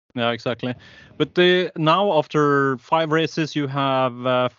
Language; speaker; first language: English; non-native, fluent; Norwegian